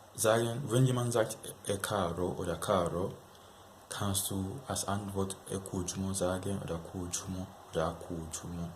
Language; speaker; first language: German; non-native, fluent; Yoruba